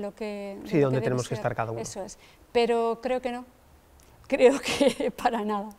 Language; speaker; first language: Spanish; native; Spanish